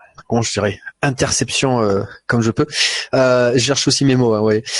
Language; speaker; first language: French; native; French